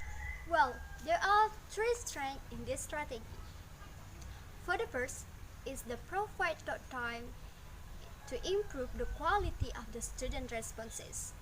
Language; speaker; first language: English; non-native, learner; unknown